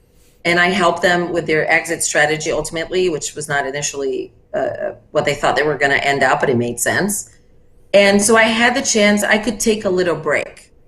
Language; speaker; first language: English; non-native, fluent; Portuguese